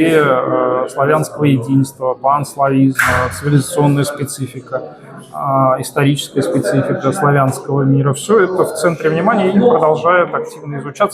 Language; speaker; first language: Russian; native; Russian